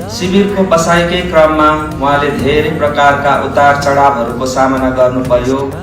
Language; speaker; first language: Nepali; native; Nepali